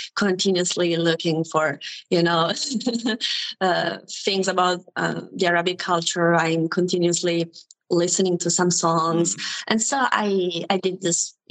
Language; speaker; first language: English; non-native, fluent; Italian